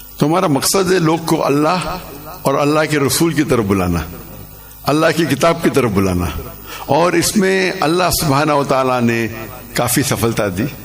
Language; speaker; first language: Urdu; non-native, local second language; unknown